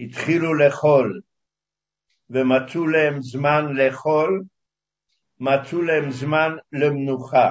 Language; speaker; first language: Hebrew; early bilingual, other home language; Hungarian